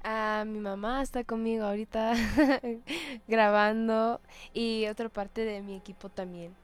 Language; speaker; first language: Spanish; early bilingual, heritage; Spanish